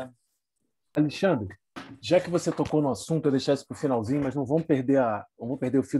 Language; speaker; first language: Portuguese; native; Portuguese